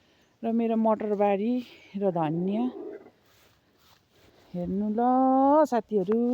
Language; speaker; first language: Nepali; non-native, local second language; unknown